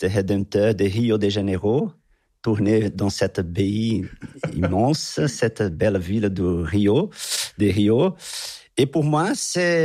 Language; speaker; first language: French; non-native, fluent; Portuguese